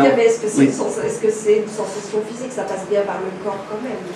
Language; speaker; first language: French; native; French